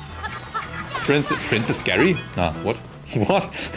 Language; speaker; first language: English; non-native, fluent; German